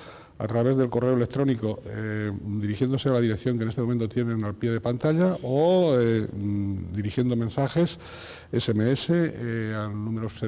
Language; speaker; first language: Spanish; native; Spanish